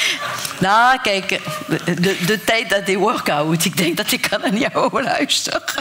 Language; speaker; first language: Dutch; non-native, fluent; French